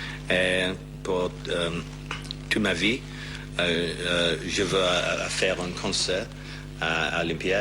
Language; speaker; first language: French; non-native, learner; English